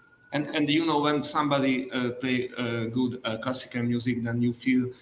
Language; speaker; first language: English; non-native, learner; Hungarian